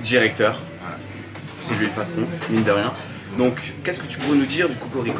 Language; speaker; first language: French; native; French